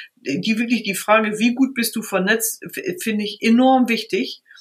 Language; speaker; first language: German; native; German